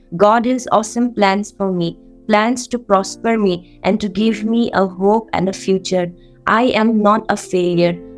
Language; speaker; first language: English; non-native, local second language; Assamese